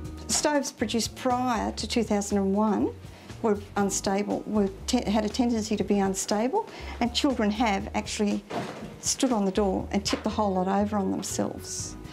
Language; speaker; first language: English; native; English